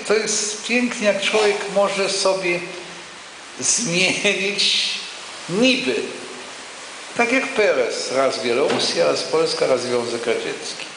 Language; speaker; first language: Polish; non-native, local second language; Yiddish